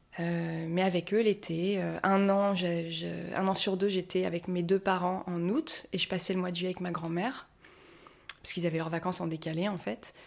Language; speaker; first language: French; native; French